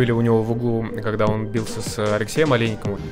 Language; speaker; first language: Russian; native; Russian